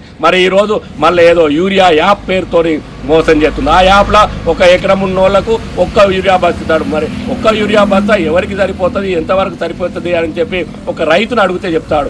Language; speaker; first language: Telugu; native; Telugu